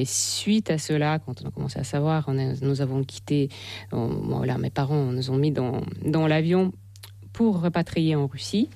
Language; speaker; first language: French; non-native, fluent; Russian